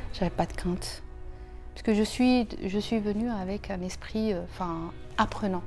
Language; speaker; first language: French; native; French